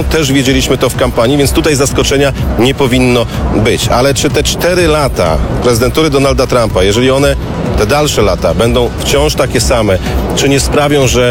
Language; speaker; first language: Polish; native; Polish